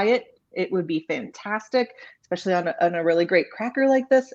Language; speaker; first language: English; native; English